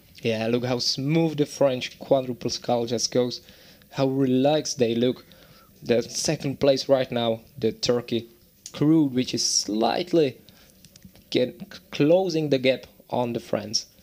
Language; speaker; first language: English; non-native, fluent; Czech